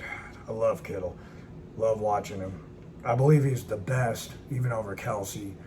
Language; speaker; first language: English; native; English